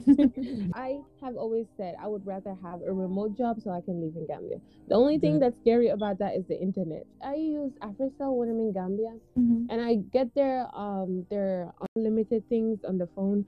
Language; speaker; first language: English; non-native, local second language; Wolof